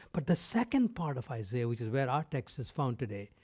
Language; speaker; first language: English; non-native, local second language; Tamil